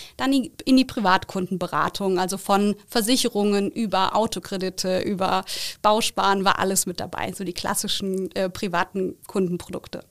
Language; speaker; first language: German; native; German